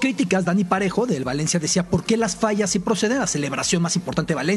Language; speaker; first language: Spanish; native; Spanish